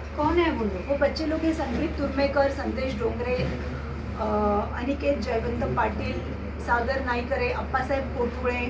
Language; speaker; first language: Hindi; non-native, local second language; Marathi